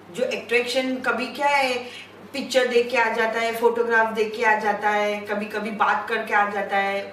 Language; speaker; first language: Hindi; non-native, local second language; Gujarati